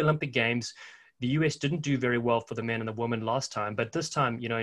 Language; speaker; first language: English; native; English